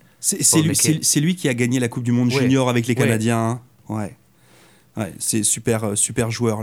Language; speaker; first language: French; native; French